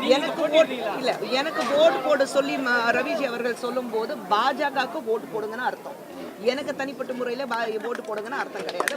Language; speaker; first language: Tamil; non-native, fluent; Hindi